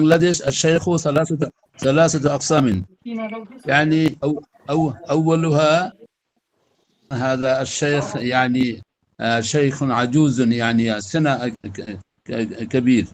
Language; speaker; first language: Arabic; non-native, learner; Bangla